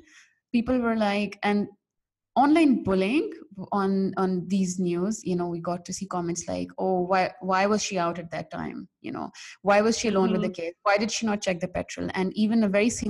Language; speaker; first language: English; non-native, local second language; Urdu